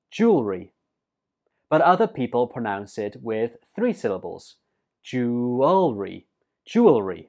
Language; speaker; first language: English; native; English